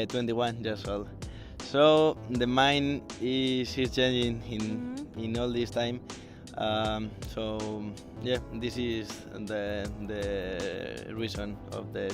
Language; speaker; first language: English; non-native, fluent; Spanish